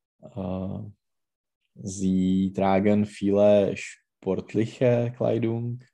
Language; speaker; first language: German; non-native, learner; Czech